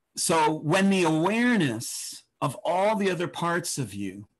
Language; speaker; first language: English; native; English